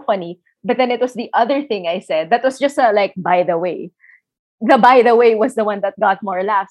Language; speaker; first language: English; non-native, local second language; Filipino